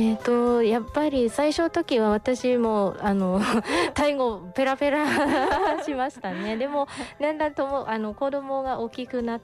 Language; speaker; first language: Japanese; non-native, fluent; Thai